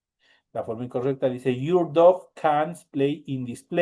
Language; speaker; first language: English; non-native, fluent; Spanish